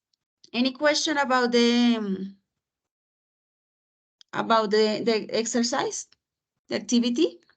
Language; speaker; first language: English; non-native, fluent; Spanish